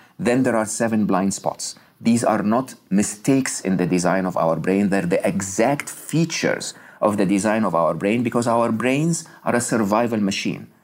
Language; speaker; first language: English; non-native, fluent; Arabic